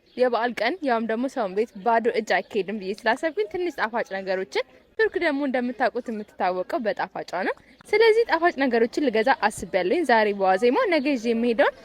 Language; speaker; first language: Amharic; native; Amharic